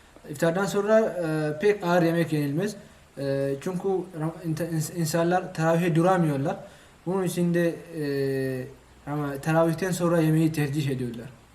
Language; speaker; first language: Turkish; non-native, fluent; Oromo